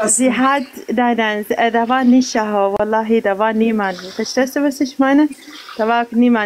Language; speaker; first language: German; non-native, learner; Arabic